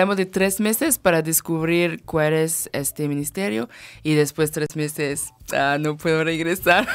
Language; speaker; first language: Spanish; non-native, fluent; French